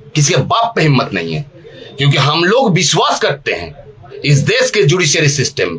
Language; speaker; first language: Hindi; non-native, local second language; Bangla